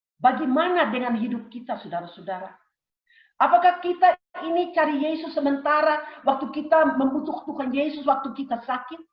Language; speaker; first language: Indonesian; early bilingual, heritage; Indonesian